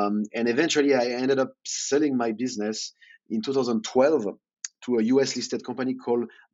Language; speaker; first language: English; non-native, fluent; French